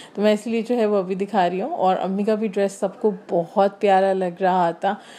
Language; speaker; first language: Urdu; native; Urdu